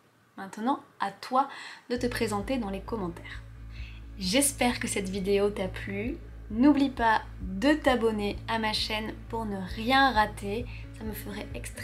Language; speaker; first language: French; native; French